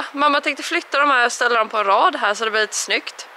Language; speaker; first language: Swedish; native; Swedish